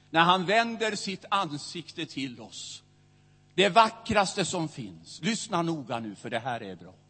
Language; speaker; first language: Swedish; native; Swedish